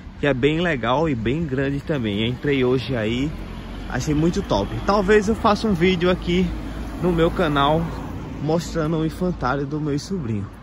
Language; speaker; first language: Portuguese; native; Portuguese